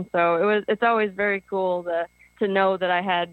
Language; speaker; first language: English; native; English